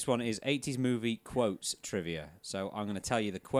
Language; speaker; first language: English; native; English